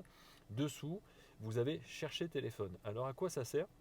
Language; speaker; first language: French; native; French